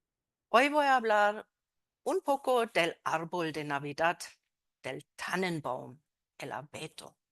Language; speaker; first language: Spanish; non-native, fluent; German